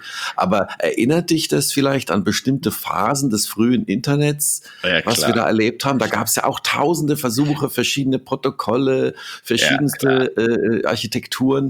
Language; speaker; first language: German; native; German